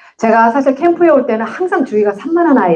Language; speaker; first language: Korean; native; Korean